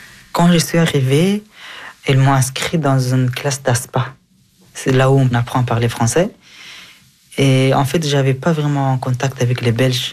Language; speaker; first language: French; non-native, fluent; Persian